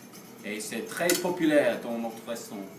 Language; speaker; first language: French; non-native, learner; English